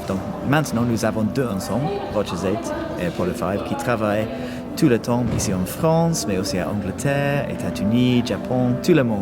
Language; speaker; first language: French; non-native, learner; English